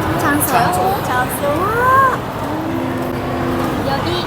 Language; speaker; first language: Korean; non-native, learner; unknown